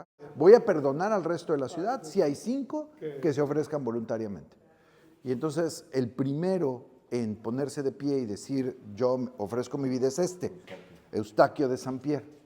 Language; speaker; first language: Spanish; native; Spanish